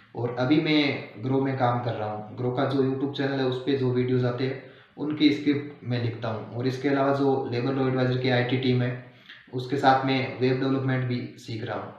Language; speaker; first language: Hindi; native; Hindi